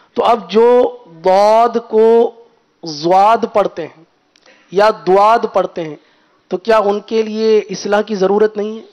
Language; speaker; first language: Urdu; native; Urdu